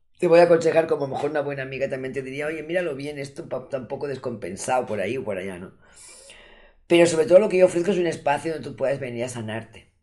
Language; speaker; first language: Spanish; non-native, local second language; Catalan